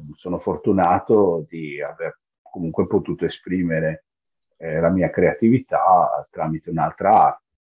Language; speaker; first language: Italian; native; Italian